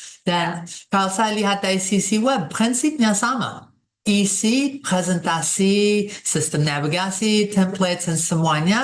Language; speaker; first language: Indonesian; non-native, fluent; English